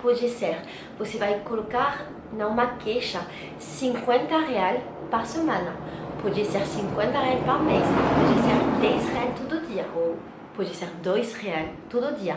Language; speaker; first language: Portuguese; non-native, learner; French